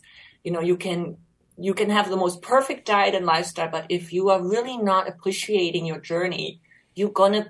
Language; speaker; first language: English; non-native, fluent; German